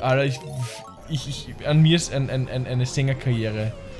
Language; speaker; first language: German; native; German